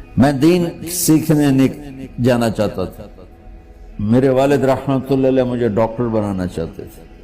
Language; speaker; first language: Urdu; non-native, local second language; Punjabi